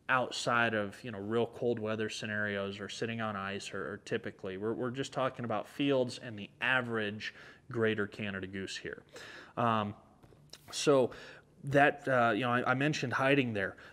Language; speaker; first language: English; native; English